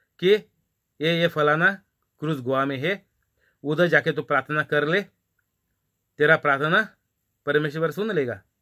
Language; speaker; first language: Hindi; non-native, local second language; Marathi